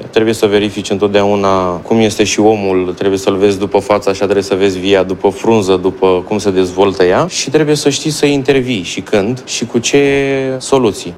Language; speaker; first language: Romanian; native; Romanian